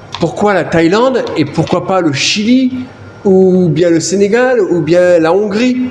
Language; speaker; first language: French; native; French